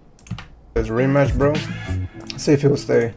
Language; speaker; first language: English; native; English